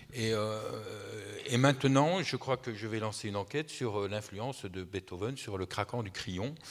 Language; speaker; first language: French; native; French